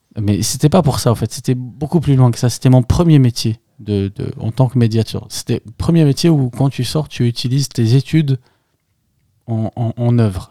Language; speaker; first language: French; non-native, local second language; Arabic